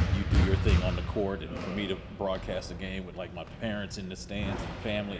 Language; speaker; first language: English; native; English